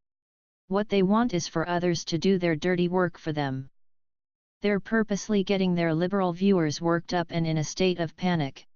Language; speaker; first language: English; native; English